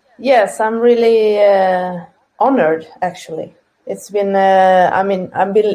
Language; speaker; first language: English; non-native, fluent; Swedish